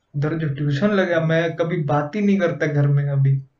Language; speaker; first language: Hindi; native; Hindi